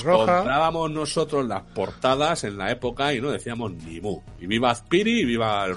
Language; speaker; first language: Spanish; native; Spanish